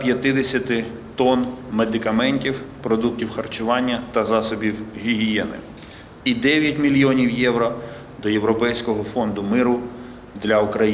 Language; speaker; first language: Ukrainian; native; Ukrainian